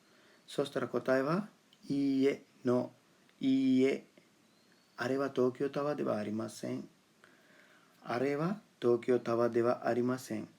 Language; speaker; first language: Japanese; non-native, fluent; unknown